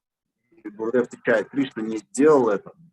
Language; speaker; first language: Russian; native; Russian